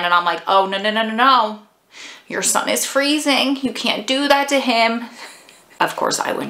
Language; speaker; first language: English; native; English